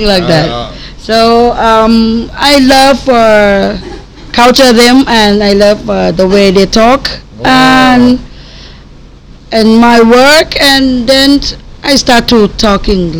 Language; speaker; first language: English; non-native, learner; Thai